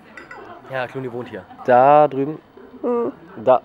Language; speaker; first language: German; native; German